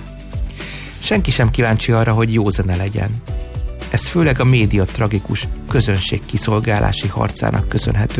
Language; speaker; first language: Hungarian; native; Hungarian